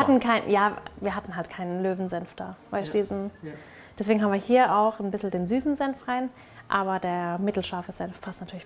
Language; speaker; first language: German; native; German